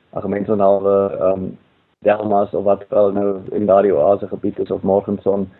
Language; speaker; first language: Afrikaans; non-native, fluent; German